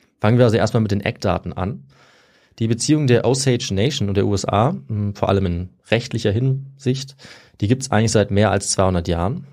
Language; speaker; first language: German; native; German